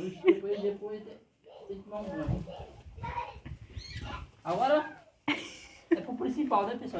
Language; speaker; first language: Portuguese; native; Portuguese